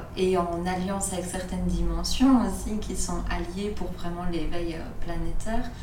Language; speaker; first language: French; native; French